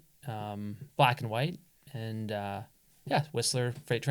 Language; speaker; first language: English; native; English